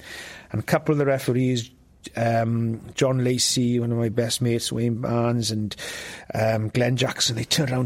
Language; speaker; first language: English; non-native, local second language; Welsh